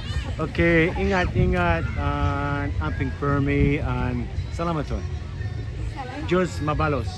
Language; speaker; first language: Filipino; non-native, learner; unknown